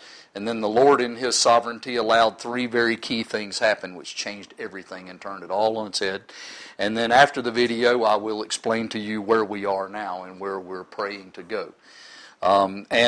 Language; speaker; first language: English; native; English